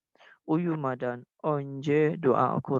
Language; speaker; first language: Turkish; non-native, learner; Indonesian